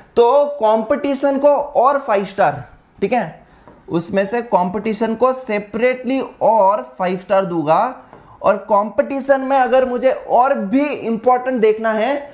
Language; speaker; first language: Hindi; non-native, local second language; Marathi